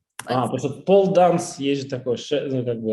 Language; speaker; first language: Russian; native; Russian